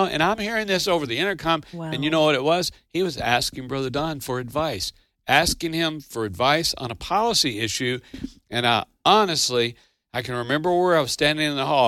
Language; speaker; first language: English; native; English